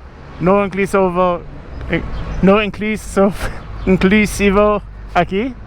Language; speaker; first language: Spanish; non-native, learner; English